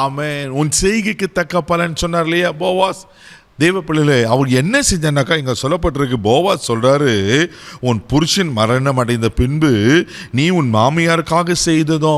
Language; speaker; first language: Tamil; native; Tamil